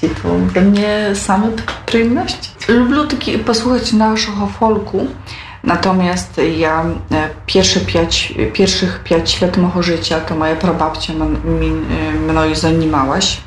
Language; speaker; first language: Polish; non-native, local second language; Belarusian